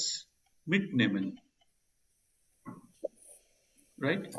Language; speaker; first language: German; non-native, fluent; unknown